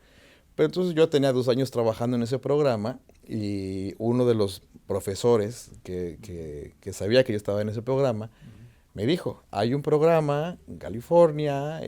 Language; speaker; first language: Spanish; native; Spanish